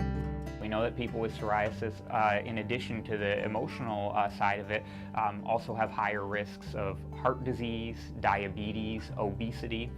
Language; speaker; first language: English; native; English